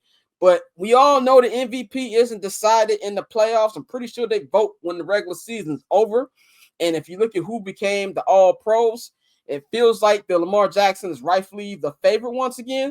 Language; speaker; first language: English; native; English